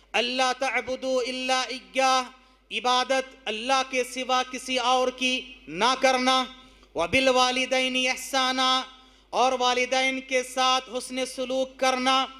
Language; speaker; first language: Urdu; native; Urdu